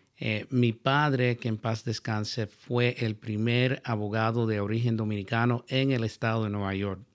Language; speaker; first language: Spanish; early bilingual, heritage; Spanish